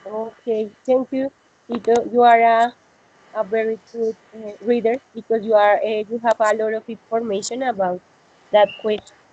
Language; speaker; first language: English; non-native, learner; Spanish